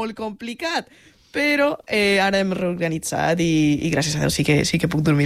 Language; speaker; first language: Catalan; non-native, local second language; Spanish